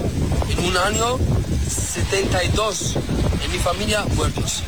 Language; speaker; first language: Spanish; non-native, learner; Arabic